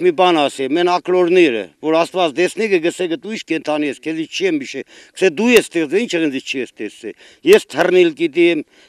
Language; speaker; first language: Armenian; native; Armenian